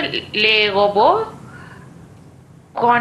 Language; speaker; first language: French; non-native, learner; Malay